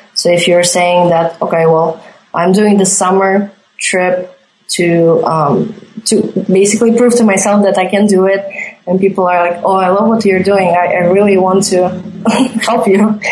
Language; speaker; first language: English; non-native, fluent; Latvian